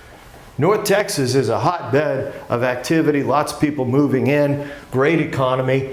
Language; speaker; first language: English; native; English